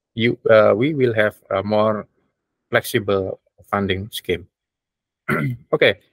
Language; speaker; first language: English; non-native, learner; Indonesian